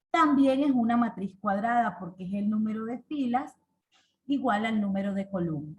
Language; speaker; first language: Spanish; native; Spanish